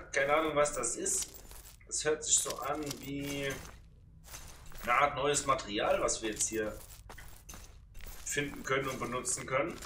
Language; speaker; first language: German; native; German